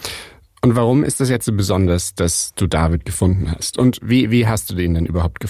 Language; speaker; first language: German; native; German